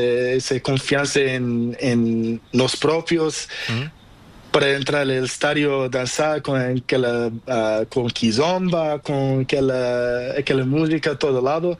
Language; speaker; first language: Spanish; non-native, learner; Portuguese